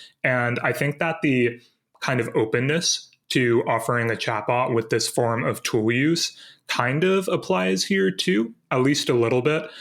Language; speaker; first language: English; native; English